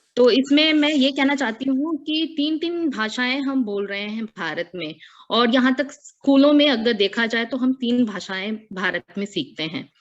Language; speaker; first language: Hindi; non-native, local second language; Tamil